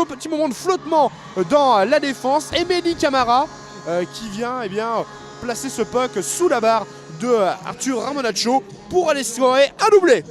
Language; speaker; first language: French; native; French